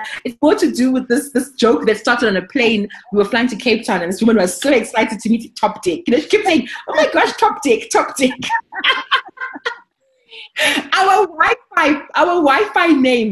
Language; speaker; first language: English; non-native, local second language; Zulu